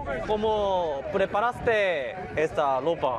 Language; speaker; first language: Spanish; non-native, learner; Korean